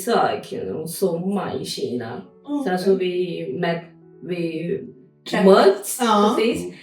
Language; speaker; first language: Swedish; non-native, fluent; Chinese